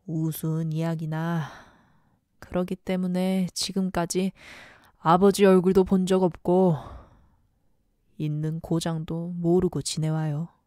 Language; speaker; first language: Korean; native; Korean